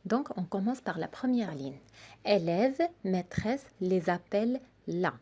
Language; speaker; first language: French; non-native, local second language; Arabic